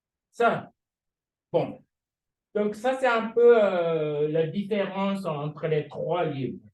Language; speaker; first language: French; non-native, fluent; Japanese